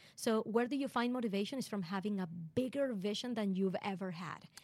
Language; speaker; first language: English; non-native, fluent; Spanish